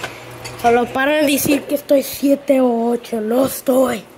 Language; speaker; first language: Spanish; early bilingual, heritage; Spanish